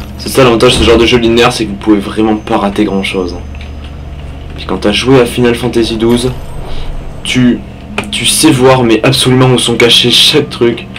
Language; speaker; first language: French; native; French